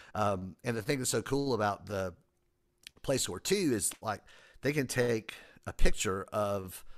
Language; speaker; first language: English; native; English